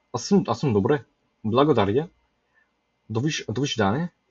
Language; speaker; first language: Bulgarian; non-native, learner; English